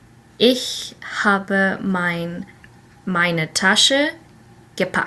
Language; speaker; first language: German; non-native, learner; English